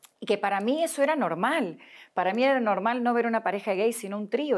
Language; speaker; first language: Spanish; native; Spanish